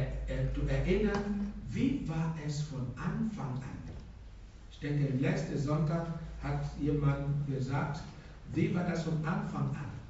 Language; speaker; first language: German; non-native, fluent; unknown